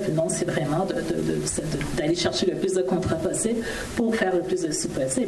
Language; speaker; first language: French; native; French